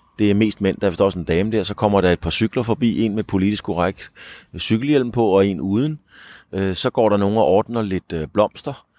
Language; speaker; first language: Danish; native; Danish